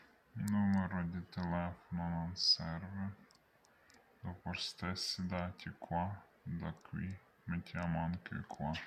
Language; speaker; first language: Italian; non-native, learner; Ukrainian